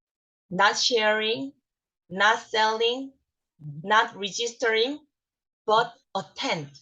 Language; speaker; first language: English; non-native, learner; Korean